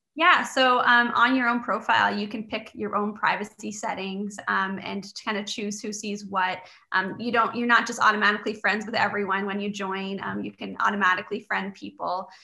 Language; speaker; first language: English; native; English